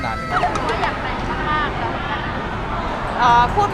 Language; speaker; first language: Thai; native; Thai